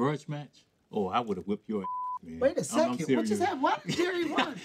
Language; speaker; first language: English; native; English